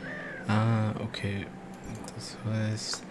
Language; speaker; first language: German; non-native, local second language; Luxembourgish